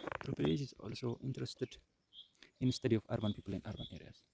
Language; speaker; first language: English; non-native, local second language; Amharic